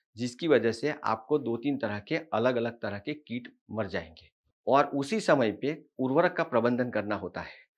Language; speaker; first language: Hindi; non-native, local second language; Marathi